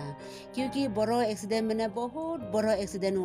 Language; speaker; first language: Hindi; non-native, local second language; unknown